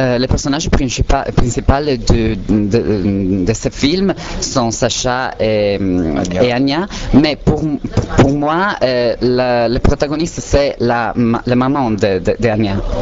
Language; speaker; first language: French; non-native, learner; Italian